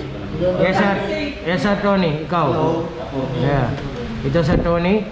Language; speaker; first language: Filipino; non-native, learner; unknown